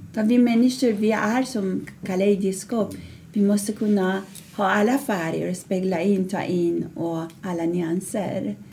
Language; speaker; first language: Swedish; non-native, fluent; Persian